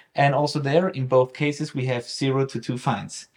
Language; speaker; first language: English; non-native, fluent; German